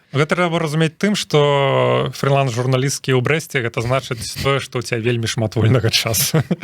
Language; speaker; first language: Belarusian; non-native, local second language; Russian